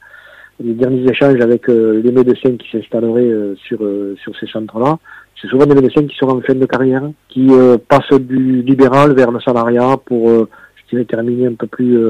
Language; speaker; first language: French; native; French